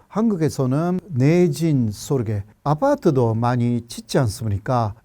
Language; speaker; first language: Korean; non-native, fluent; Japanese